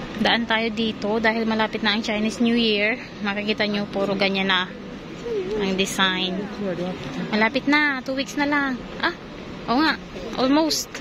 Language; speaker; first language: Filipino; native; Filipino